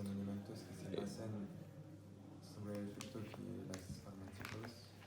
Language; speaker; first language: Spanish; non-native, learner; French